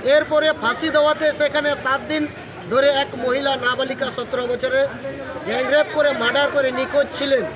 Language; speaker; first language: Bangla; non-native, local second language; Santali